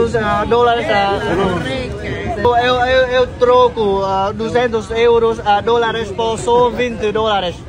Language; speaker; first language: Portuguese; non-native, learner; Vietnamese